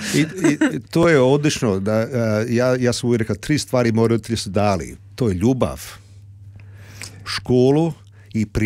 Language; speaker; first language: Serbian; early bilingual, heritage; Serbian